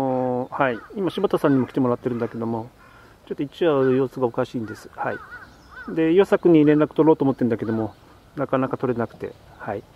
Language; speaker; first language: Japanese; native; Japanese